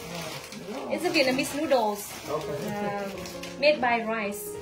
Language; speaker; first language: English; non-native, learner; Vietnamese